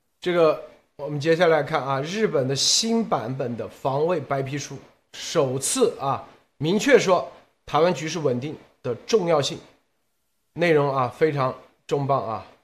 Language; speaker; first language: Chinese; native; Chinese